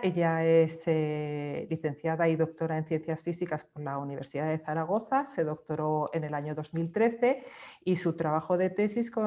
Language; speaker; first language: Spanish; native; Spanish